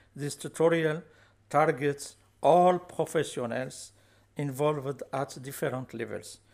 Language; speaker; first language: English; non-native, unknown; Arabic